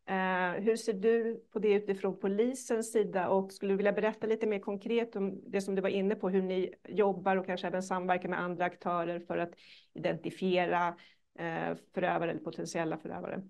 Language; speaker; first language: Swedish; native; Swedish